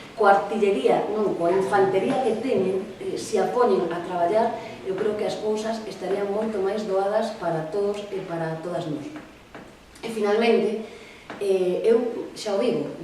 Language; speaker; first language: Galician; non-native, local second language; Spanish